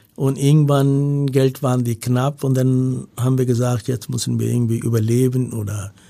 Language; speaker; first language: German; non-native, learner; Punjabi